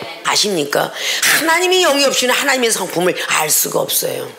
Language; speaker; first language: Korean; native; Korean